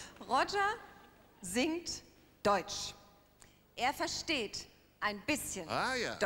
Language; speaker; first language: German; native; German